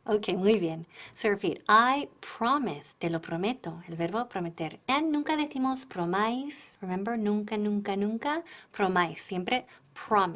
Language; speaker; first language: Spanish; non-native, fluent; English